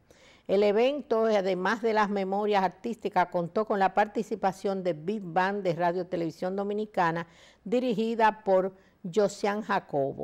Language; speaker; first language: Spanish; native; Spanish